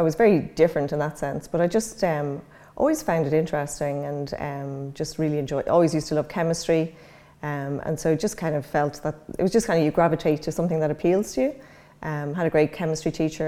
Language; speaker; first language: English; native; English